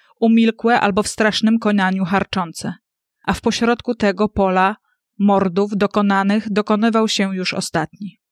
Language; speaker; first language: Polish; native; Polish